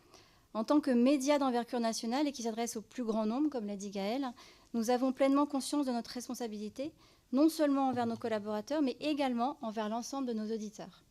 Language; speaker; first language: French; native; French